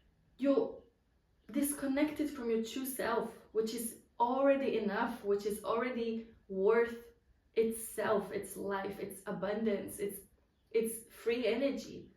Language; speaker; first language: English; non-native, fluent; Polish